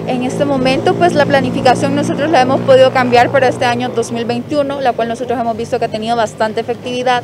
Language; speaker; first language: Spanish; native; Spanish